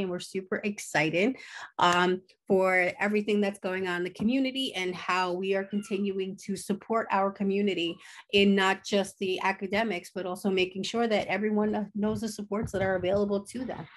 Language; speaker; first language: English; early bilingual, other home language; Spanish